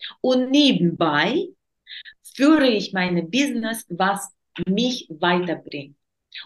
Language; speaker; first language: German; non-native, learner; Russian